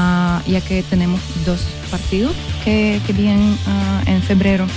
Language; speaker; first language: Spanish; non-native, learner; Russian